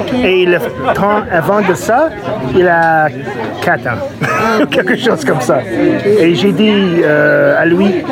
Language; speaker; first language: French; non-native, learner; English